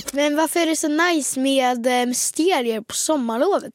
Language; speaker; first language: Swedish; native; Swedish